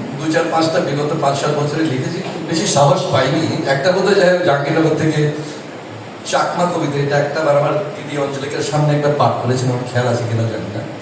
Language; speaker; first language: Bangla; non-native, local second language; Chakma